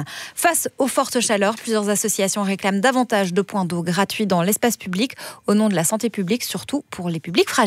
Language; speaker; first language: French; native; French